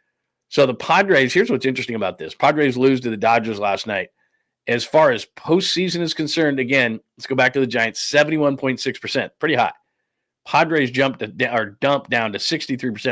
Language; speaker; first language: English; native; English